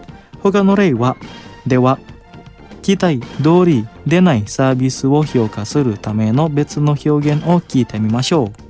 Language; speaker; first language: Japanese; non-native, fluent; Indonesian